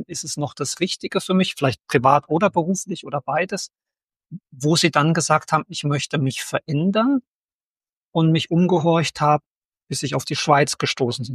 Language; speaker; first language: German; native; German